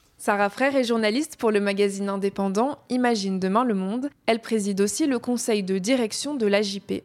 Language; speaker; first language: French; native; French